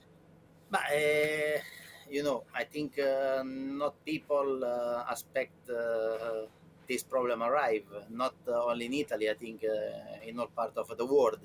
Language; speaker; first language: English; non-native, learner; Italian